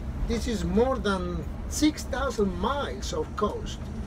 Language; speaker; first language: English; non-native, fluent; Spanish